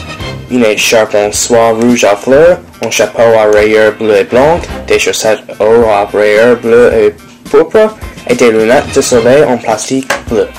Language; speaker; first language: French; non-native, learner; English